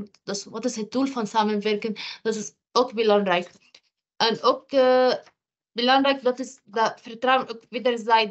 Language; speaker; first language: Dutch; non-native, fluent; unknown